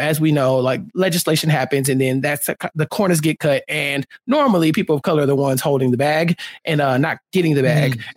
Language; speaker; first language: English; native; English